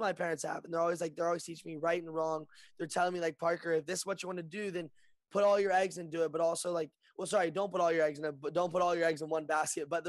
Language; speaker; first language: English; native; English